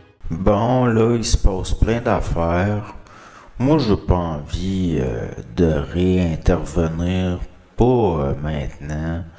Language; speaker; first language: French; native; French